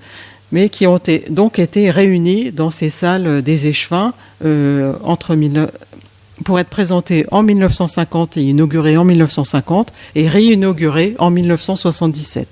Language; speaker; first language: French; native; French